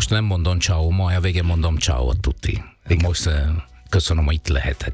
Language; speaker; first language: Hungarian; non-native, learner; Italian